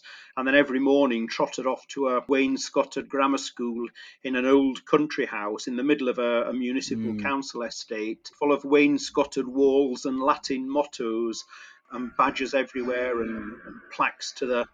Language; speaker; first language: English; native; English